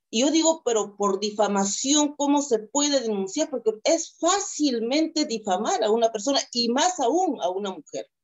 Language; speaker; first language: Spanish; non-native, local second language; Quechua